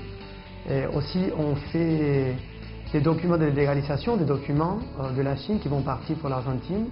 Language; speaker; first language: French; non-native, fluent; Spanish